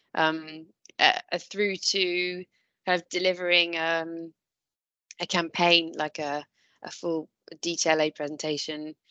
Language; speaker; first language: English; native; English